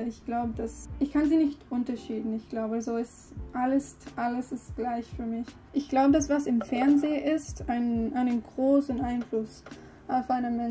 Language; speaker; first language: German; non-native, learner; English